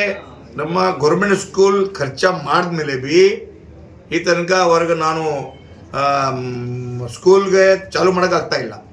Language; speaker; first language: Kannada; non-native, local second language; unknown